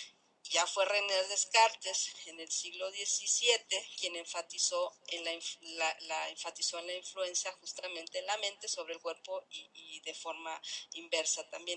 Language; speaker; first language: Spanish; native; Spanish